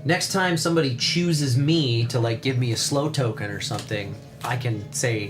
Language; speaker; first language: English; native; English